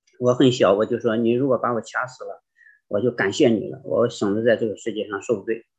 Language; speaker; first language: Chinese; native; Chinese